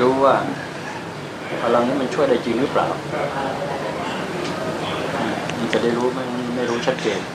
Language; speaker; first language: Thai; native; Thai